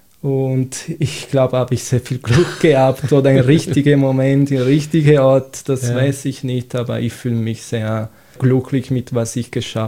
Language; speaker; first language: German; non-native, fluent; Italian